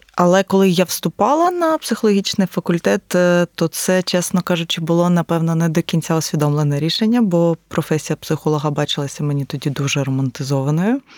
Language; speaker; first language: Ukrainian; native; Ukrainian